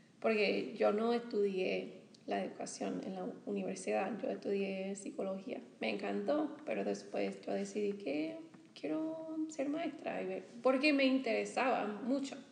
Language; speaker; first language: Spanish; non-native, fluent; English